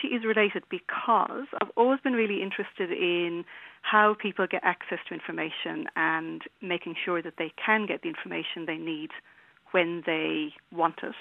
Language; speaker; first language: English; native; English